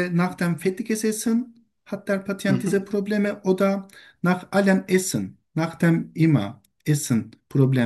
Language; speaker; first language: German; non-native, learner; Turkish